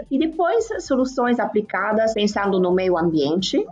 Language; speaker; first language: Portuguese; non-native, fluent; Italian